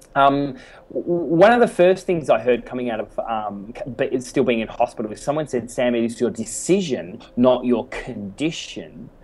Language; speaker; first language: English; native; English